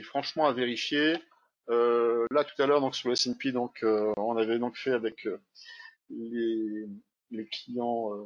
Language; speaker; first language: French; native; French